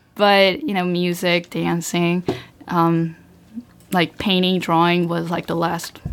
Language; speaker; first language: English; early bilingual, other home language; Korean